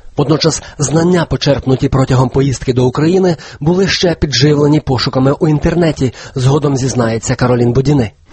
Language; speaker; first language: Ukrainian; native; Ukrainian